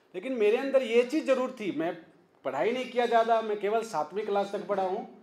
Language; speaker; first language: Hindi; native; Hindi